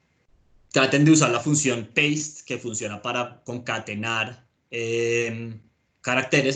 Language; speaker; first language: Spanish; native; Spanish